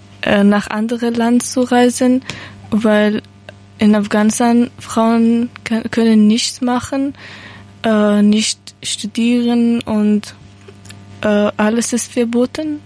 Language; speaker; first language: German; non-native, learner; Persian